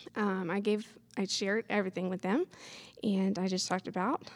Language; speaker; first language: English; native; English